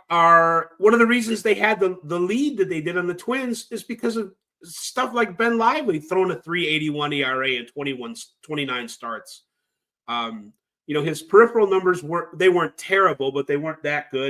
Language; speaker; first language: English; native; English